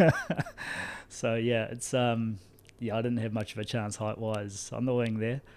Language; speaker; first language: English; native; English